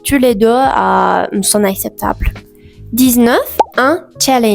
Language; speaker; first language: French; non-native, fluent; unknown